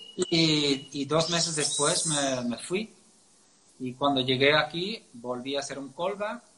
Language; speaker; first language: Spanish; non-native, fluent; Dutch